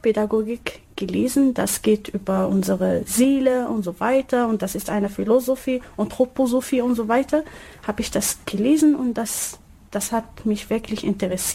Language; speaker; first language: German; non-native, learner; Arabic